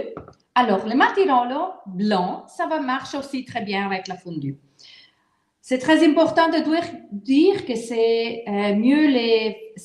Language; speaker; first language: French; non-native, fluent; Italian